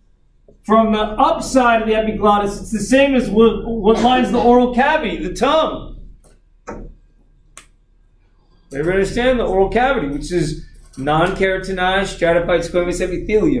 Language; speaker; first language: English; native; English